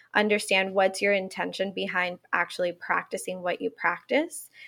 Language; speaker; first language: English; non-native, fluent; Spanish